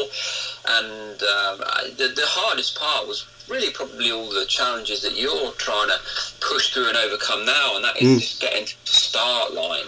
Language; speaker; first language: English; native; English